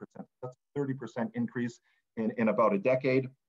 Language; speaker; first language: English; native; English